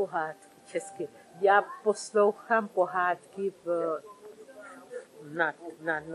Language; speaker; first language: Czech; early bilingual, other home language; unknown